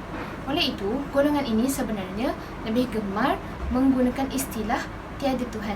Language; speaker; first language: Malay; native; Malay